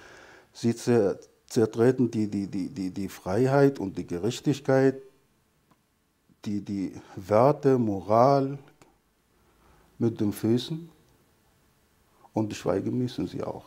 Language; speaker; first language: German; non-native, fluent; Arabic